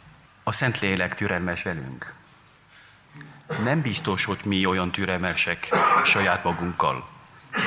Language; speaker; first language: Hungarian; non-native, fluent; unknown